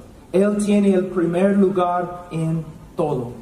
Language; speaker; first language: Spanish; non-native, fluent; English